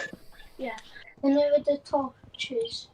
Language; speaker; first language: Welsh; non-native, local second language; English